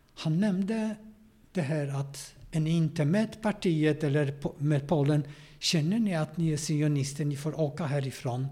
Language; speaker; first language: Swedish; non-native, fluent; Polish